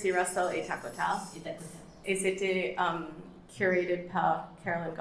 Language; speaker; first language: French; non-native, learner; English